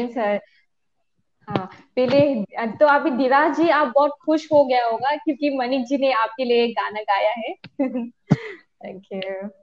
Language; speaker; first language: Hindi; non-native, local second language; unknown